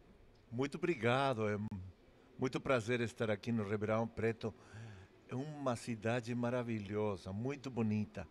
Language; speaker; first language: Portuguese; non-native, fluent; English